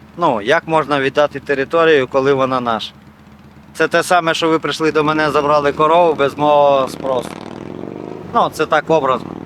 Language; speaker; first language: Ukrainian; native; Ukrainian